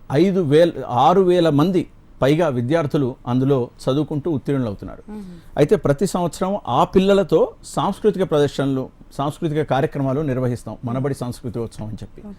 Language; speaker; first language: Telugu; native; Telugu